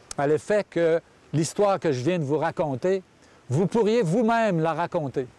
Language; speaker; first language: French; native; French